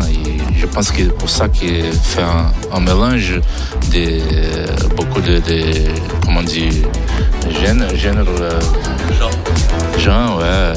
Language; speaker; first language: French; non-native, learner; Portuguese